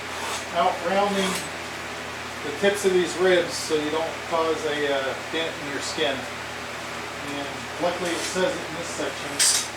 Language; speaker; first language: English; native; English